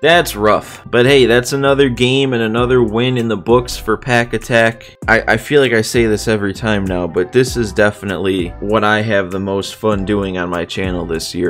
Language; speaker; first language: English; native; English